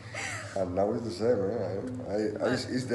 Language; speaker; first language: English; non-native, learner; Spanish